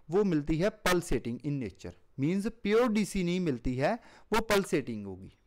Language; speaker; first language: Hindi; non-native, local second language; Punjabi